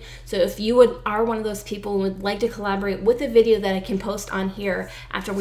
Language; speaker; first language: English; native; English